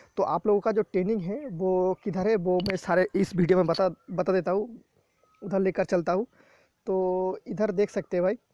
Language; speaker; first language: Hindi; non-native, local second language; Bangla